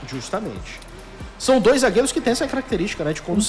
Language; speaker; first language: Portuguese; native; Portuguese